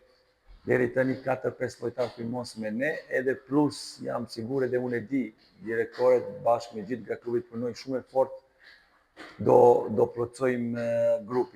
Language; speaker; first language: Albanian; non-native, fluent; Serbian